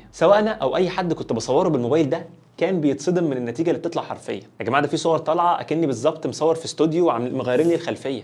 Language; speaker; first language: Arabic; native; Arabic